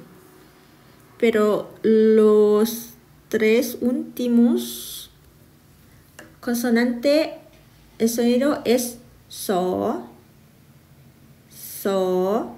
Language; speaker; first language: Spanish; non-native, fluent; Thai